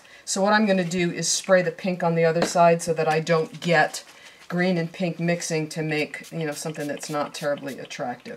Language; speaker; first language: English; native; English